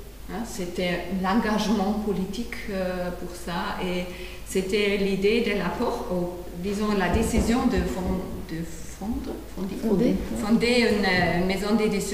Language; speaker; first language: French; non-native, fluent; German